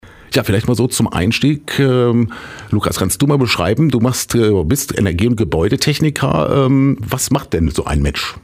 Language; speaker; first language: German; native; German